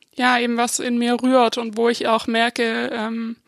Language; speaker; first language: German; native; German